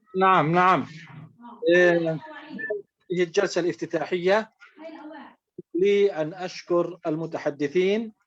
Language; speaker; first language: Arabic; native; Arabic